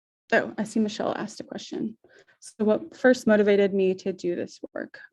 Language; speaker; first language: English; native; English